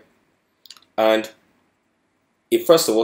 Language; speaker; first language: English; non-native, local second language; Yoruba